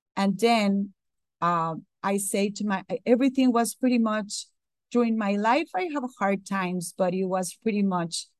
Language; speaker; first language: English; non-native, fluent; Spanish